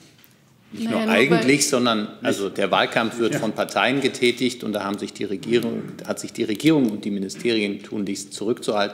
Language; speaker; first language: German; native; German